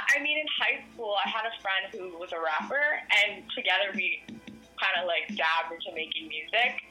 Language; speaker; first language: English; native; English